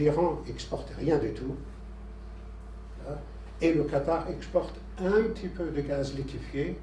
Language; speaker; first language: French; non-native, fluent; Arabic